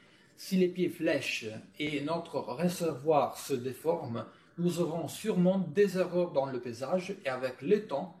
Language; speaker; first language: French; non-native, fluent; Italian